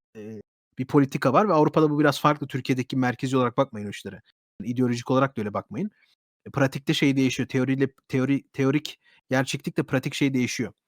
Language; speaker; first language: Turkish; early bilingual, heritage; Turkish